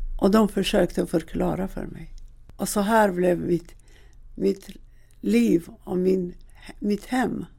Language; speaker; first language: Swedish; non-native, fluent; Persian